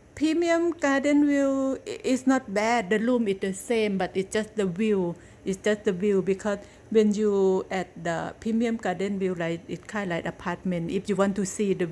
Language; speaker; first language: English; non-native, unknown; Thai